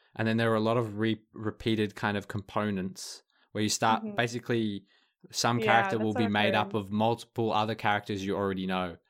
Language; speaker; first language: English; native; English